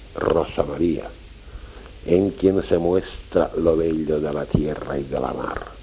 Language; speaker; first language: Spanish; non-native, local second language; Catalan